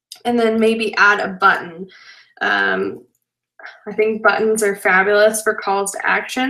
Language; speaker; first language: English; native; English